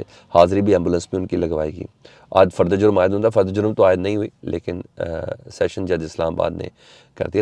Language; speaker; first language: Urdu; native; Urdu